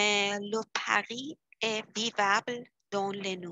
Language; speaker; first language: French; non-native, learner; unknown